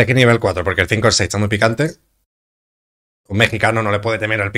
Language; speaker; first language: Spanish; native; Spanish